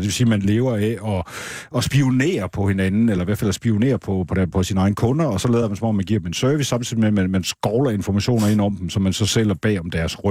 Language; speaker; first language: Danish; native; Danish